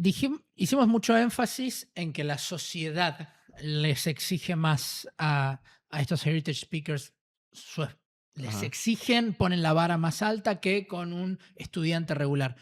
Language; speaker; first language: Spanish; native; Spanish